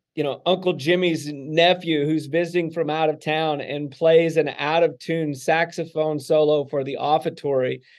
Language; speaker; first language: English; native; English